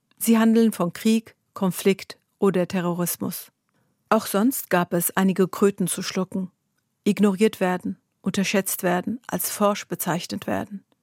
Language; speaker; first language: German; early bilingual, other home language; Kurdish